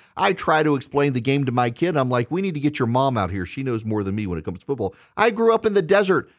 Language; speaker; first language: English; native; English